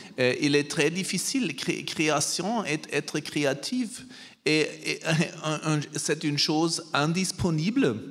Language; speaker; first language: French; non-native, learner; German